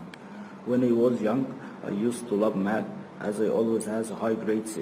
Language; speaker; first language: English; non-native, fluent; Arabic